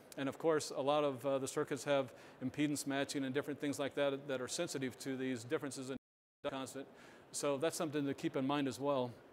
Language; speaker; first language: English; native; English